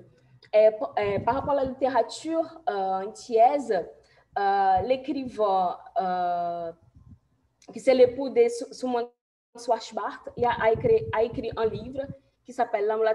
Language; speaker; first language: French; non-native, fluent; Portuguese